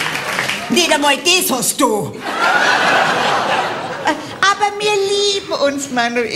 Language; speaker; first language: German; native; German